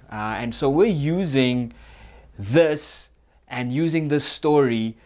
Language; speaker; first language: English; native; English